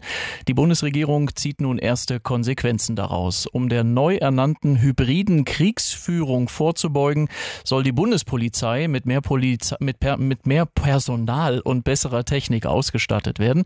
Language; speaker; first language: German; native; German